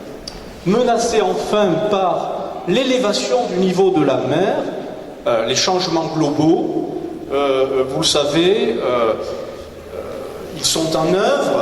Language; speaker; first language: French; native; French